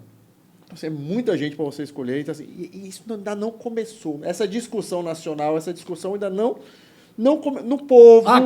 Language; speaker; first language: Portuguese; native; Portuguese